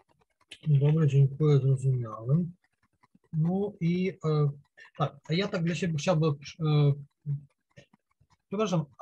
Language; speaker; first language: Polish; non-native, learner; Ukrainian